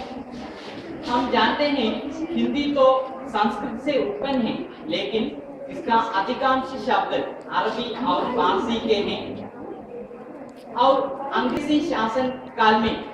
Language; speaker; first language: Hindi; non-native, local second language; Malayalam